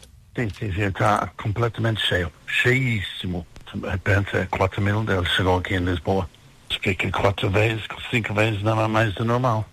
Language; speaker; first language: Portuguese; non-native, fluent; English